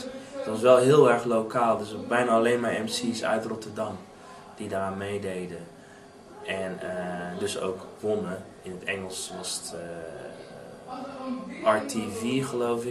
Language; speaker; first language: Dutch; native; Dutch